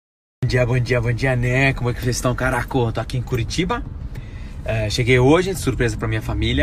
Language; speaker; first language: Portuguese; non-native, fluent; Arabic